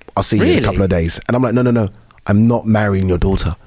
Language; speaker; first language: English; native; English